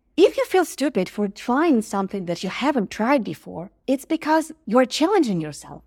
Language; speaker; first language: English; non-native, fluent; Ukrainian